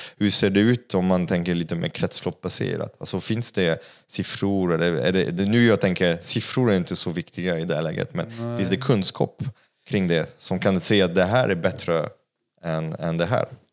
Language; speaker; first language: Swedish; non-native, fluent; French